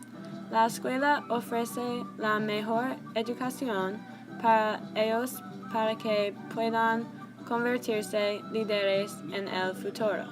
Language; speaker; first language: Spanish; non-native, learner; English